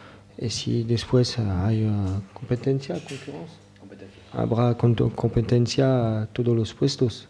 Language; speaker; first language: Spanish; non-native, learner; French